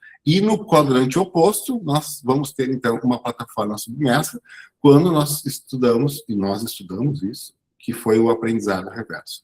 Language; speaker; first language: Portuguese; native; Portuguese